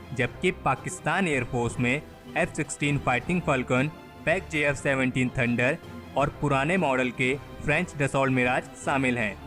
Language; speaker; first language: Hindi; native; Hindi